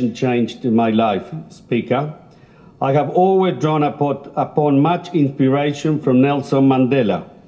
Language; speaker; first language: English; non-native, fluent; Spanish